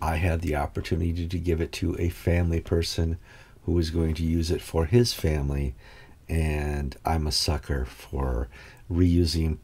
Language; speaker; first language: English; native; English